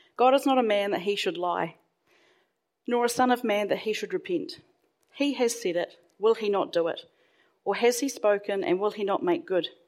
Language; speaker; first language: English; native; English